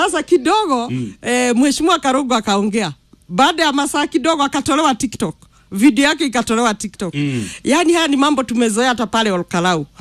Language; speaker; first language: Swahili; non-native, local second language; Kikuyu